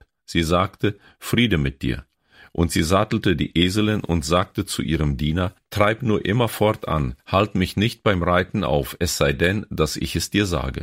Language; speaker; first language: German; native; German